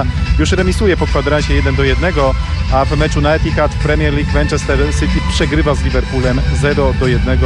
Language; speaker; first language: Polish; native; Polish